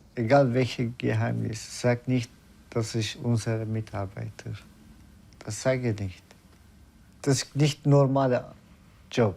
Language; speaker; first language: German; non-native, learner; Turkish